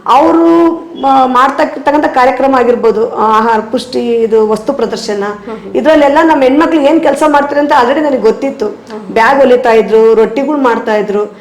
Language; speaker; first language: Kannada; native; Kannada